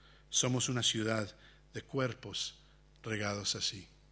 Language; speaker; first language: Spanish; early bilingual, heritage; Spanish